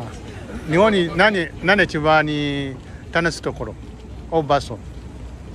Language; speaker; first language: Japanese; non-native, learner; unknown